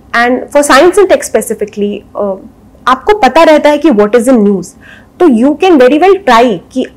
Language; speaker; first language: Hindi; native; Hindi